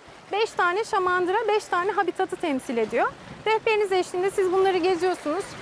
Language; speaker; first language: Turkish; native; Turkish